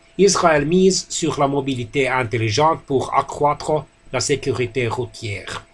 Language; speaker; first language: French; non-native, fluent; Finnish